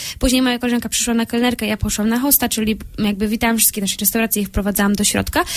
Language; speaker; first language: Polish; native; Polish